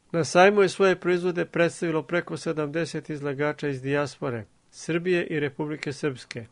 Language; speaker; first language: Serbian; native; Serbian